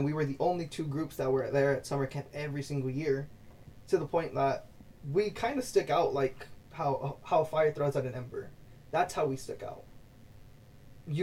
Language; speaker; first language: English; early bilingual, other home language; Spanish